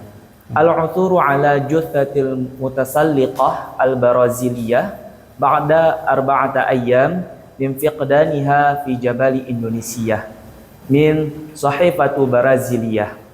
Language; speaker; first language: Arabic; non-native, learner; Indonesian